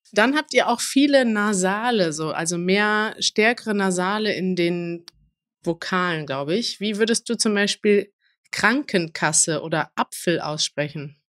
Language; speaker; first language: German; native; German